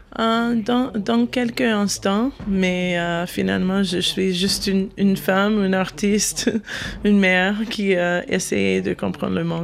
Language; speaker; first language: French; non-native, learner; English